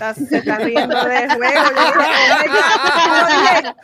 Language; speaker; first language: Spanish; native; Spanish